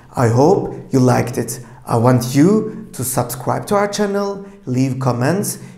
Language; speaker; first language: English; non-native, fluent; Turkish